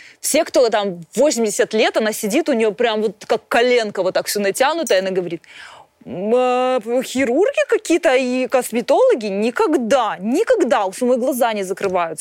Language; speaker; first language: Russian; native; Russian